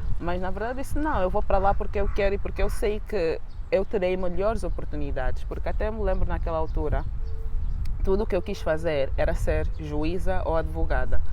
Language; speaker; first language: Portuguese; native; Portuguese